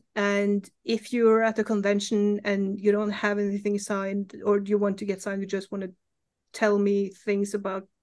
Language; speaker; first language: English; non-native, fluent; Norwegian